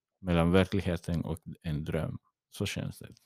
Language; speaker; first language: Swedish; early bilingual, heritage; English